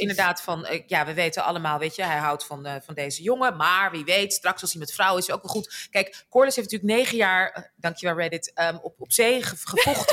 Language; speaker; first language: Dutch; native; Dutch